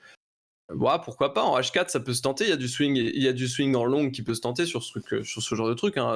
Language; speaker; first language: French; native; French